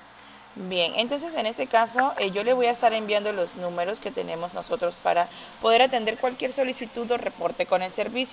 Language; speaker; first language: Spanish; native; Spanish